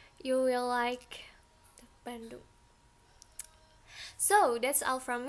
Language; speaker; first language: English; non-native, learner; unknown